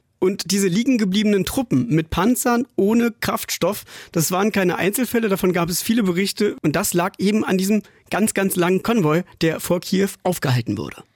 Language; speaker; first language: German; native; German